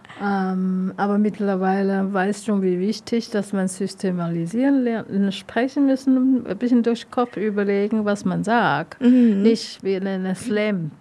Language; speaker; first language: German; non-native, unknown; Chinese